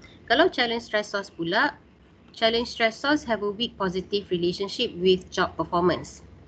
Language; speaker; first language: English; non-native, local second language; Malay